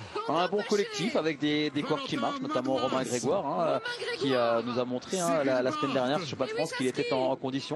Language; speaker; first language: French; native; French